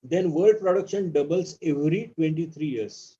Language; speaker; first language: English; non-native, local second language; Marathi